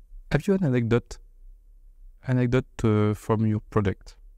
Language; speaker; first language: English; non-native, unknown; French